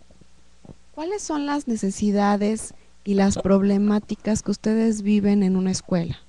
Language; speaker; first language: Spanish; native; Spanish